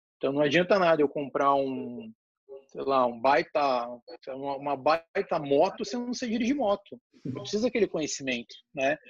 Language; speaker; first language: Portuguese; native; Portuguese